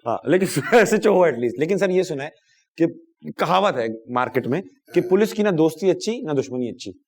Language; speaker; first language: Urdu; native; Urdu